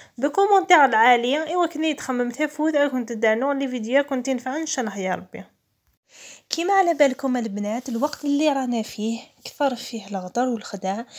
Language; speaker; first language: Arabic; non-native, local second language; Kabyle